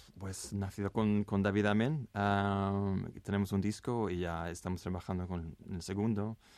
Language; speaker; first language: Spanish; non-native, fluent; Swedish